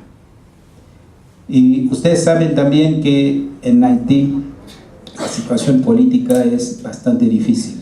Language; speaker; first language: Spanish; non-native, fluent; Haitian Creole